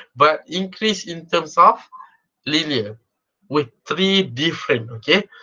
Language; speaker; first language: English; non-native, local second language; Malay